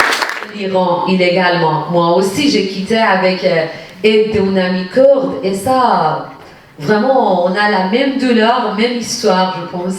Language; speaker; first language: French; non-native, fluent; Persian